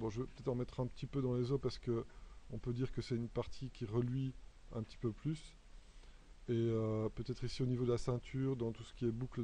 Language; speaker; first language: French; native; French